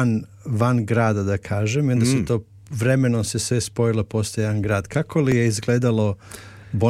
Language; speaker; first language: Serbian; native; Serbian